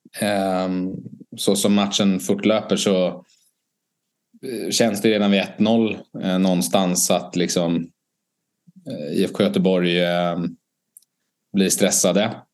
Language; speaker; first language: Swedish; native; Swedish